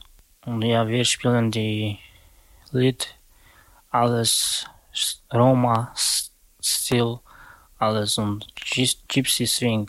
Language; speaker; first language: German; non-native, learner; Slovak